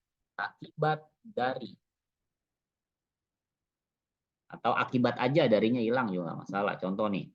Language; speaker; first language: Indonesian; native; Indonesian